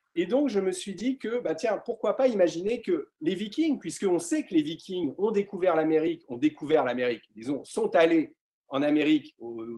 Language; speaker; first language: French; native; French